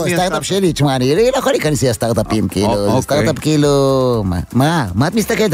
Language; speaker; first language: Hebrew; native; Hebrew